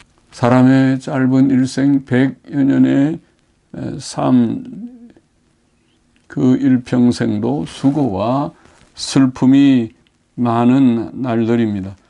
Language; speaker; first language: Korean; native; Korean